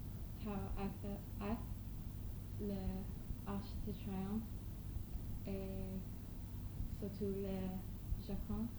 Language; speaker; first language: French; non-native, learner; English